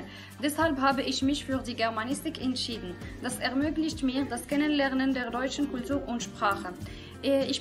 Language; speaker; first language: German; non-native, fluent; Arabic